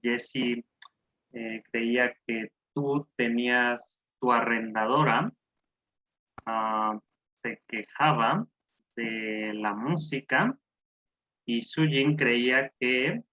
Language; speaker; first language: Spanish; non-native, fluent; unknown